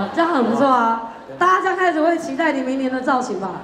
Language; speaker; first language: Chinese; native; Chinese